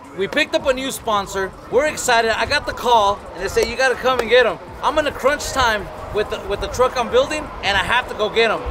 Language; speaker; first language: English; early bilingual, other home language; Spanish